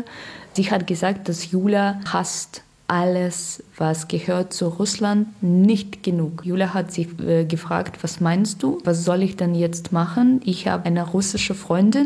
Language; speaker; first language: German; non-native, learner; Russian